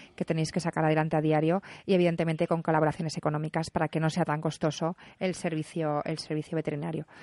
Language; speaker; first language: Spanish; early bilingual, other home language; English